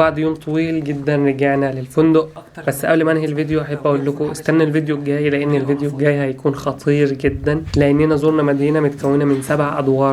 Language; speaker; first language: Arabic; native; Arabic